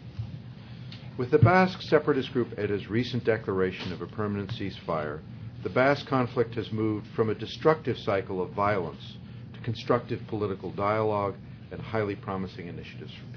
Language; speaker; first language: English; native; English